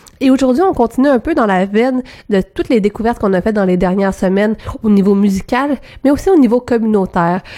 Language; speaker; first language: French; native; French